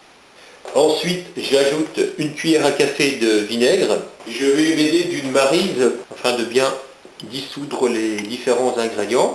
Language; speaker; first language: French; native; French